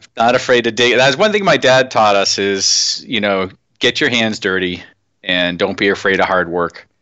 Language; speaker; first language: English; native; English